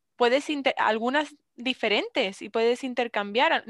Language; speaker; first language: Spanish; native; Spanish